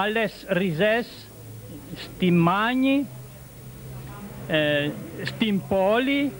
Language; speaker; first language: Greek; early bilingual, heritage; French